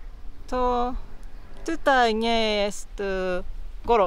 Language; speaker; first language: Polish; non-native, learner; Japanese